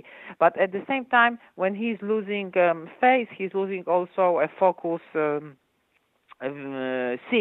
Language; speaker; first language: English; non-native, fluent; Polish